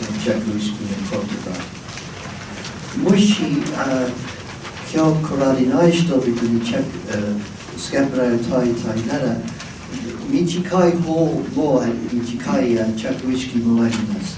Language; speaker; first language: Japanese; non-native, fluent; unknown